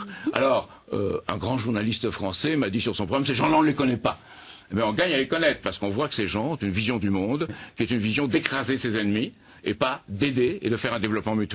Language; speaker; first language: French; native; French